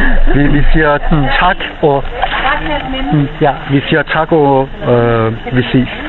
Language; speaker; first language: Danish; non-native, fluent; Persian